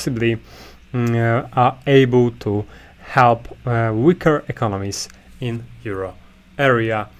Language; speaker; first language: English; non-native, fluent; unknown